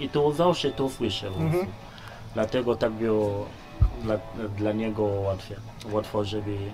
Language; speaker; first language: Polish; non-native, learner; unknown